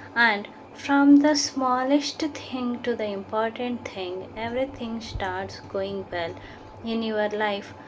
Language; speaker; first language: English; non-native, local second language; Kannada